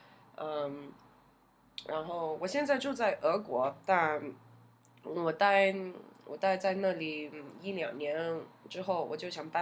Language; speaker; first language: Chinese; early bilingual, heritage; Chinese